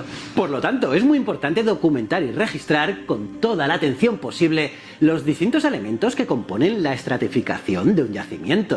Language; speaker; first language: Spanish; native; Spanish